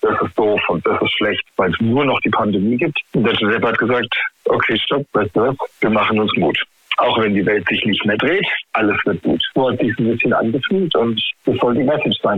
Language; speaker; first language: German; native; German